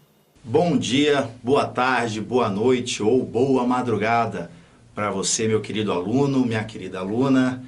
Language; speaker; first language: Portuguese; native; Portuguese